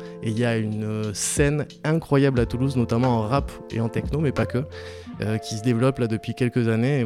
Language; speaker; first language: French; native; French